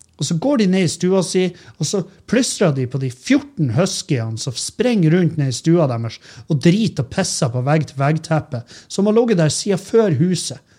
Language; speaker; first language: Norwegian; native; Norwegian